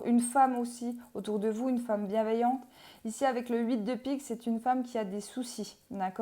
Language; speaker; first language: French; native; French